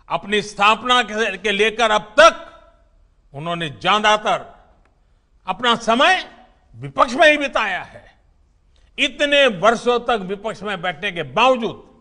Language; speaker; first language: Hindi; non-native, local second language; Gujarati